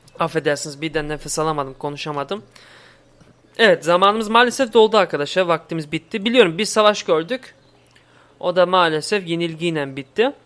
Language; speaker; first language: Turkish; early bilingual, heritage; Turkish